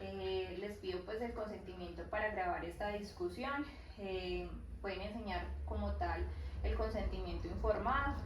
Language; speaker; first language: Spanish; native; Spanish